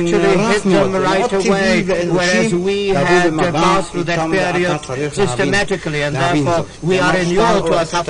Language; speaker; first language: Hebrew; non-native, fluent; German